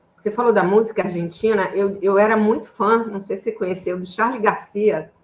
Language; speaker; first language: Portuguese; native; Portuguese